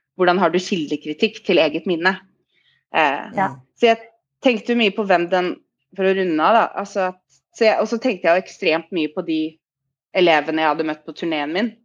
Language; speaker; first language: Norwegian; native; Norwegian